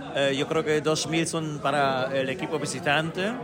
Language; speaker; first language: Spanish; non-native, fluent; German